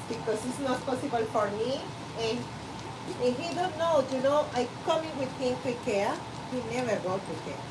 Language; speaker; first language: English; non-native, learner; Spanish